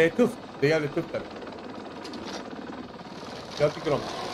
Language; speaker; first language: Swedish; native; Swedish